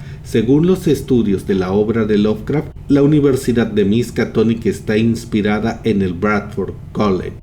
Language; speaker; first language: Spanish; native; Spanish